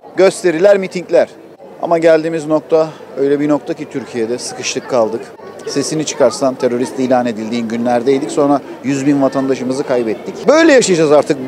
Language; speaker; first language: Turkish; native; Turkish